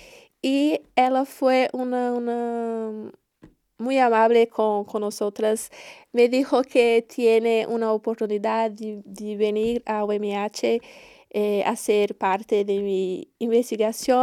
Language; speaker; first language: Spanish; non-native, learner; Portuguese